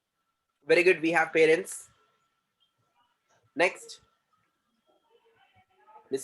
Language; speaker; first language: English; non-native, local second language; Hindi